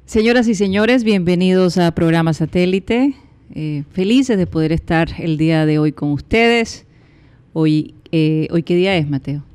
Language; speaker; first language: Spanish; native; Spanish